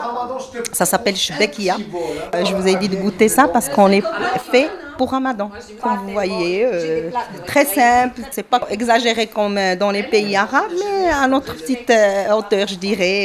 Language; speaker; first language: French; non-native, local second language; Arabic